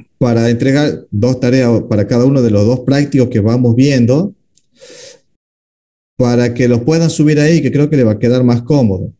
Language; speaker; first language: Spanish; native; Spanish